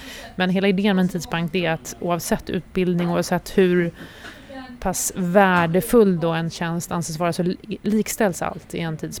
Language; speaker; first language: Swedish; native; Swedish